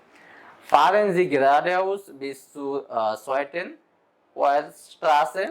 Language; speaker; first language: German; non-native, fluent; Bangla